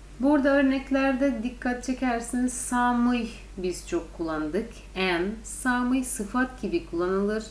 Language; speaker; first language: Turkish; non-native, fluent; Russian